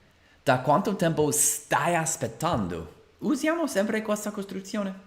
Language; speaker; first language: Italian; non-native, fluent; English